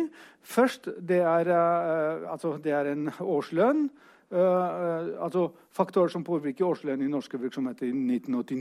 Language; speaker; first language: Norwegian; non-native, fluent; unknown